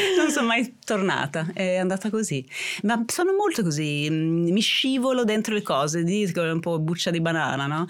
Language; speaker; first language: Italian; non-native, fluent; Swedish